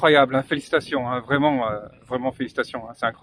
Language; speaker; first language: French; native; French